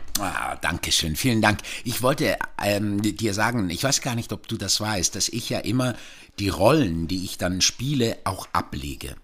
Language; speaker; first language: German; non-native, fluent; Italian